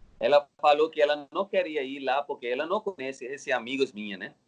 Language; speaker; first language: Portuguese; non-native, learner; Telugu